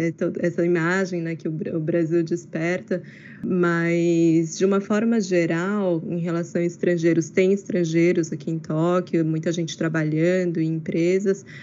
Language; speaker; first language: Portuguese; native; Portuguese